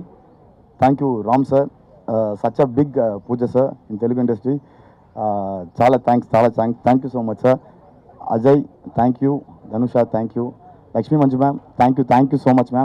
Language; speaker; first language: Telugu; non-native, learner; Tamil